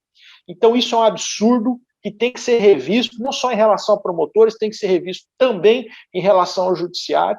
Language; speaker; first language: Portuguese; native; Portuguese